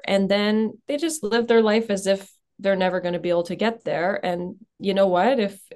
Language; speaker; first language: English; native; English